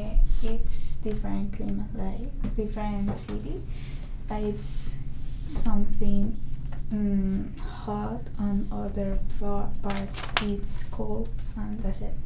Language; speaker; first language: English; non-native, learner; Spanish